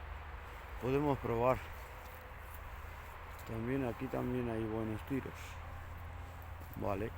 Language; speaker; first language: Spanish; non-native, fluent; Punjabi